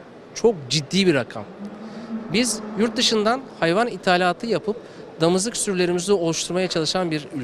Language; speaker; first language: Turkish; native; Turkish